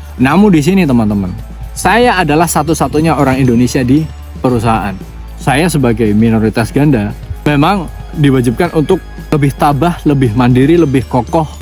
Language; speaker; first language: Indonesian; non-native, local second language; Javanese